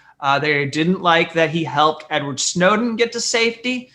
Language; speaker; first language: English; native; English